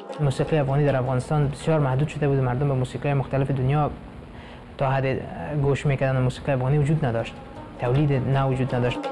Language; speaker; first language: Persian; non-native, local second language; Pashto